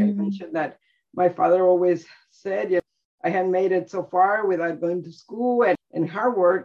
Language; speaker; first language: English; early bilingual, other home language; Spanish